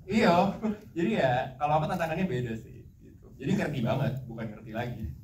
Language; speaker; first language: Indonesian; native; Indonesian